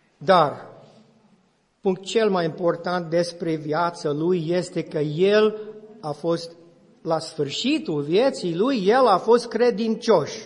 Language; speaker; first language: Romanian; non-native, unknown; English